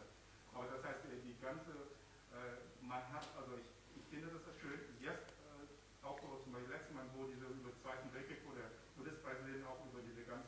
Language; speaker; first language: German; non-native, learner; Vietnamese